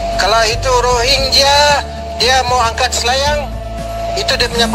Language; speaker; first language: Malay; non-native, learner; Bangla